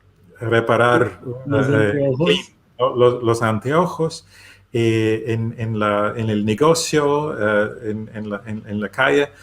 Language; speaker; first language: Spanish; non-native, learner; German